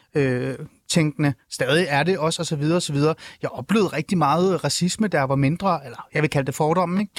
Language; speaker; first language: Danish; early bilingual, other home language; Persian